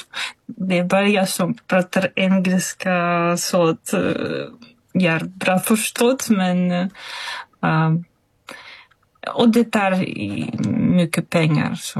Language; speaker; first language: Swedish; non-native, fluent; Russian